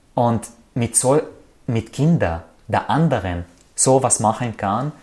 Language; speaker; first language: German; non-native, fluent; Arabic